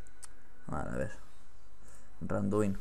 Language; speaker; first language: Spanish; native; Spanish